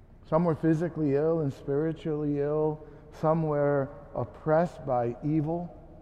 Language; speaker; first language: English; early bilingual, other home language; Spanish